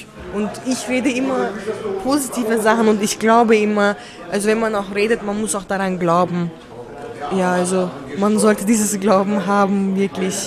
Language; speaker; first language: German; early bilingual, other home language; Turkish